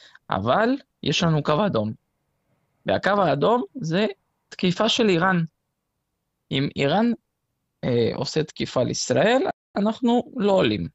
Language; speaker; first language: Hebrew; non-native, fluent; Spanish